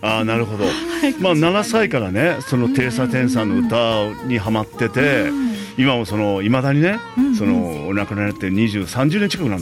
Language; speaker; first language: Japanese; native; Japanese